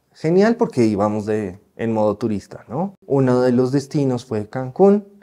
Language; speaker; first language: Spanish; native; Spanish